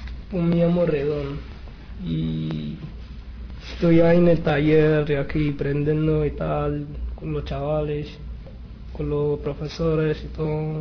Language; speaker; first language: Spanish; non-native, learner; Arabic